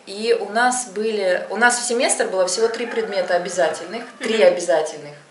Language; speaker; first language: Russian; native; Russian